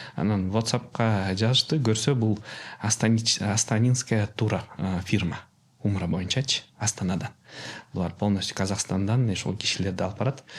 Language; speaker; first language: Kyrgyz; non-native, local second language; Russian